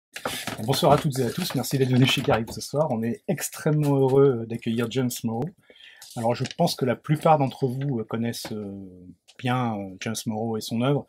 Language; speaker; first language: French; native; French